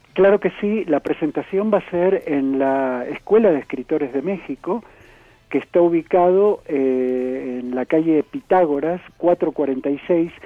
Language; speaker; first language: Spanish; native; Spanish